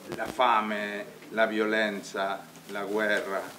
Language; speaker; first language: Italian; non-native, learner; Spanish